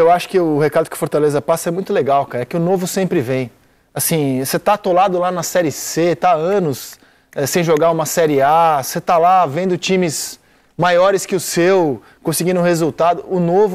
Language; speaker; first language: Portuguese; native; Portuguese